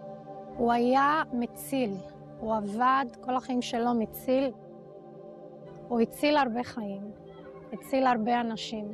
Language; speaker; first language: Hebrew; non-native, local second language; Arabic